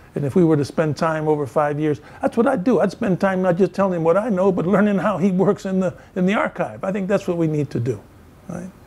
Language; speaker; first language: English; early bilingual, other home language; Spanish